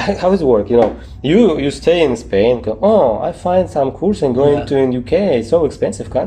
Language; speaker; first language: English; non-native, learner; Russian